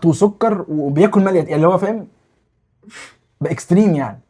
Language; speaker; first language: Arabic; native; Arabic